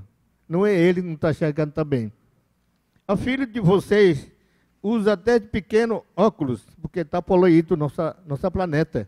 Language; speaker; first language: Portuguese; non-native, local second language; Yanomámi